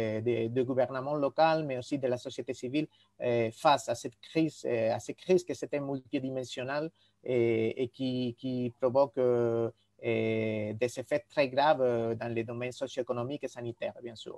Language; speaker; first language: French; non-native, fluent; Spanish